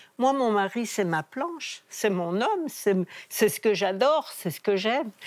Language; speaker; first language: French; native; French